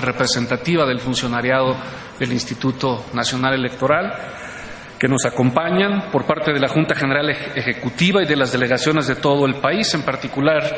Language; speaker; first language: Spanish; native; Spanish